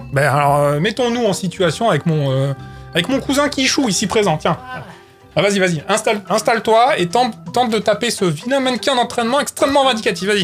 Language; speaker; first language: French; native; French